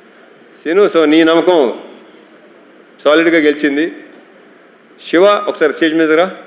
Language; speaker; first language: Telugu; native; Telugu